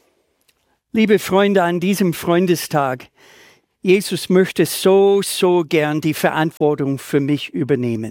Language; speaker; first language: German; native; German